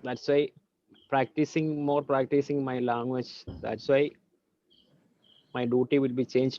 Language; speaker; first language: English; non-native, learner; Malayalam